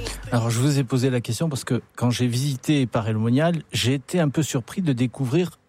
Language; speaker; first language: French; native; French